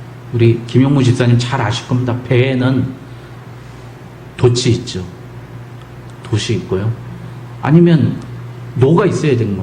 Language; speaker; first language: Korean; native; Korean